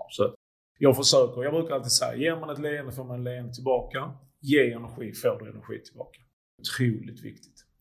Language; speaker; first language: Swedish; early bilingual, other home language; Croatian